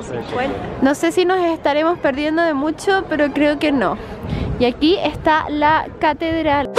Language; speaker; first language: Spanish; native; Spanish